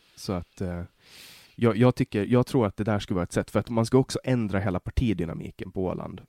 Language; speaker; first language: Swedish; native; Swedish